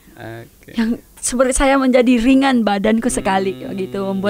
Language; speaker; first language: Indonesian; non-native, learner; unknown